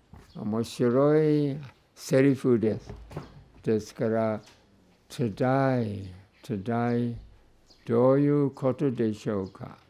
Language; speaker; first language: Japanese; non-native, fluent; English